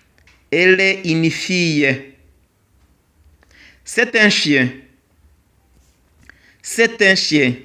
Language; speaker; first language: French; non-native, local second language; Kinyarwanda